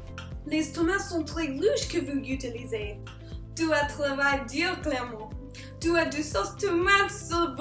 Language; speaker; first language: French; non-native, learner; English